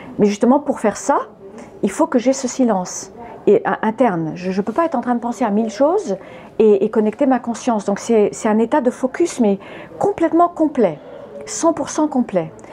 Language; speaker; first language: French; early bilingual, other home language; English